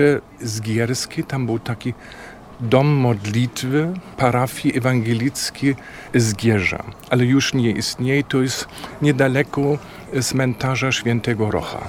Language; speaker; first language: Polish; non-native, fluent; German